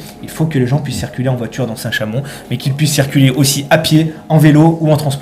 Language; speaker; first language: French; native; French